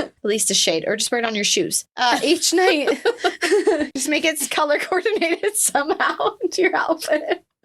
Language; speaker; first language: English; native; English